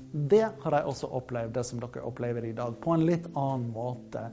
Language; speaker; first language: Norwegian; non-native, fluent; English